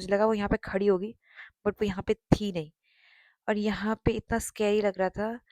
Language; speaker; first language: Hindi; non-native, local second language; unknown